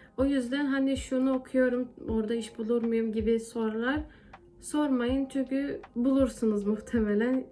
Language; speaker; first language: Turkish; early bilingual, heritage; Turkish